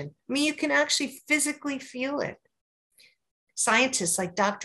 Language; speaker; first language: English; native; English